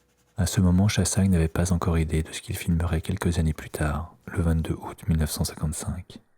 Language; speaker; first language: French; native; French